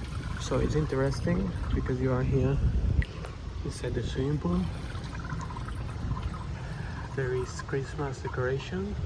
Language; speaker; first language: English; non-native, learner; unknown